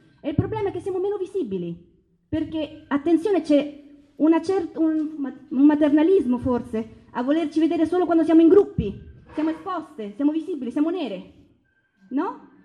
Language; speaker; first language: Italian; early bilingual, other home language; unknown